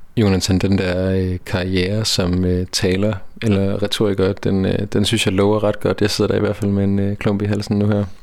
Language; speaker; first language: Danish; native; Danish